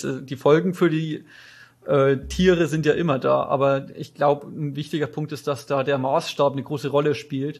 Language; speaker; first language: German; native; German